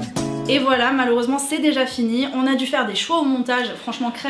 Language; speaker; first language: French; native; French